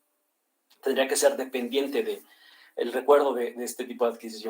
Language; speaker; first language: Spanish; native; Spanish